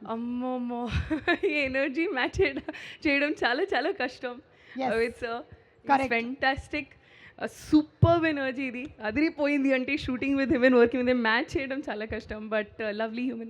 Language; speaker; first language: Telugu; non-native, learner; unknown